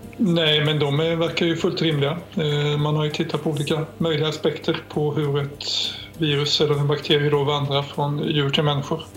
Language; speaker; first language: Swedish; native; Swedish